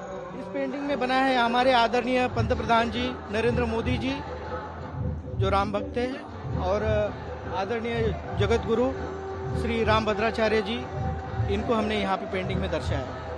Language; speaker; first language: Hindi; non-native, local second language; Marathi